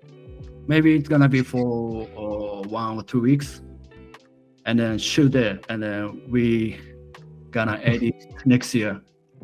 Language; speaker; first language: English; non-native, learner; Japanese